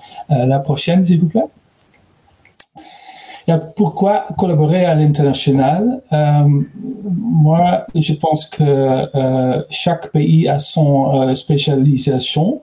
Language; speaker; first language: French; non-native, learner; Dutch